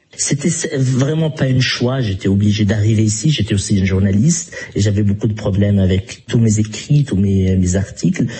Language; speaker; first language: French; non-native, fluent; Arabic